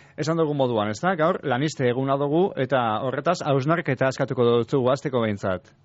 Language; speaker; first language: Basque; native; Basque